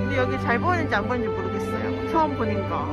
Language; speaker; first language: Korean; non-native, learner; Chinese